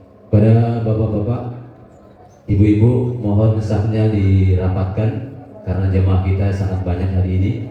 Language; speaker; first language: Indonesian; native; Indonesian